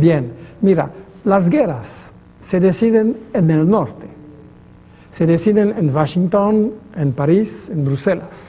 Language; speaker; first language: Spanish; non-native, fluent; French